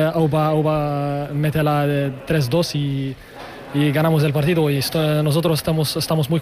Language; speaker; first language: Spanish; non-native, learner; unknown